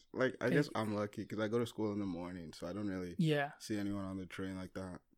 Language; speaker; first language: English; early bilingual, other home language; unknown